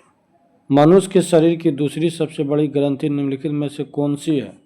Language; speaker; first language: Hindi; native; Hindi